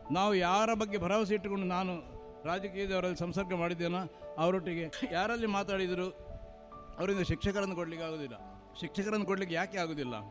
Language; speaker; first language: Kannada; non-native, local second language; Marathi